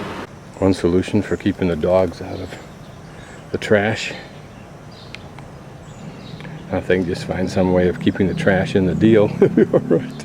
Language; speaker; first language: English; native; English